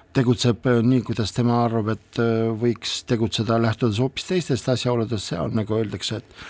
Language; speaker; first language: Estonian; non-native, local second language; Russian